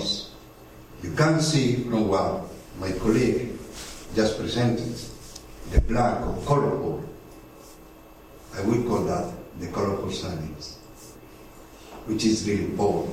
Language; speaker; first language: English; non-native, fluent; Spanish